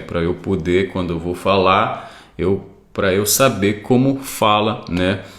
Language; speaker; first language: Portuguese; non-native, fluent; Arabic